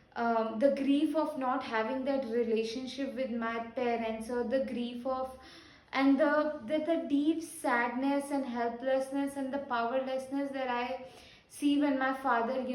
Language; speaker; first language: English; non-native, local second language; Hindi